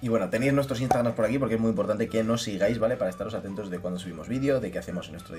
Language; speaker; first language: Spanish; native; Spanish